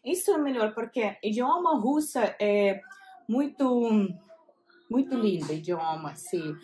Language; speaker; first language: Portuguese; non-native, fluent; Russian